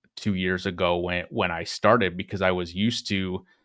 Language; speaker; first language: English; native; English